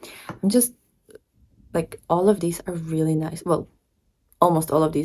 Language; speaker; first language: English; non-native, fluent; Czech